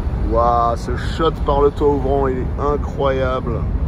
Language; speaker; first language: French; native; French